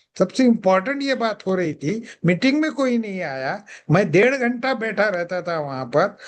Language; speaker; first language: Hindi; non-native, local second language; Marathi